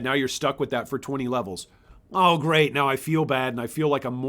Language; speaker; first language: English; native; English